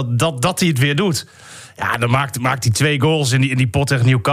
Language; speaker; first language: Dutch; native; Dutch